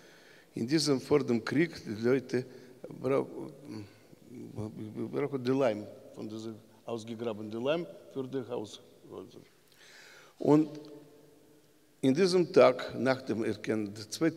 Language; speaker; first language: German; non-native, learner; Russian